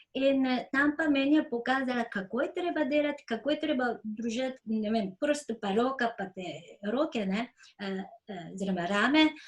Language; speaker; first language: Slovenian; non-native, fluent; Japanese